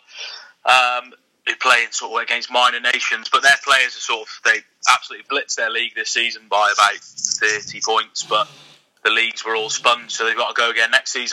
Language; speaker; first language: English; native; English